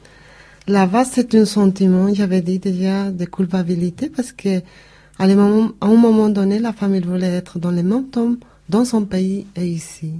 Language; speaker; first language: French; non-native, learner; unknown